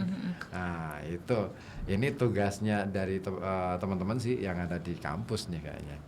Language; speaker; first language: Indonesian; native; Indonesian